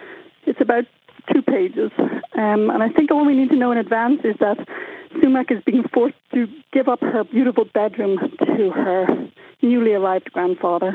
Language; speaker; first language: English; native; English